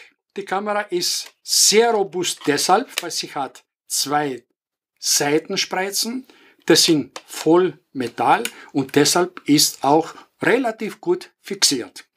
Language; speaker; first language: German; non-native, fluent; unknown